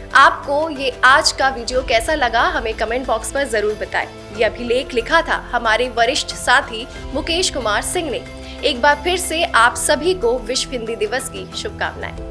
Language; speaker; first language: Hindi; native; Hindi